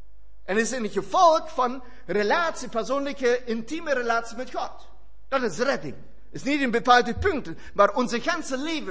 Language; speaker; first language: Dutch; non-native, fluent; German